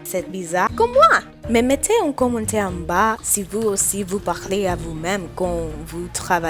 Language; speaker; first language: French; non-native, learner; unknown